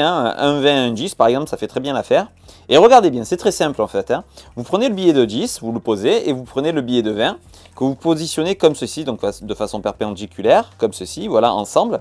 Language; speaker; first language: French; native; French